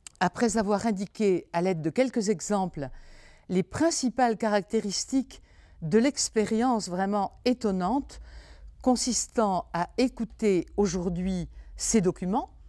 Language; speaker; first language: French; native; French